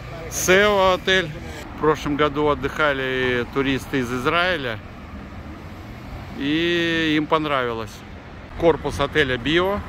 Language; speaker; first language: Russian; native; Russian